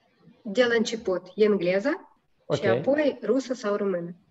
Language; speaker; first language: Romanian; non-native, local second language; Russian